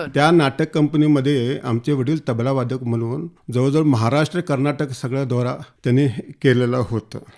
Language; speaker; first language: Marathi; native; Marathi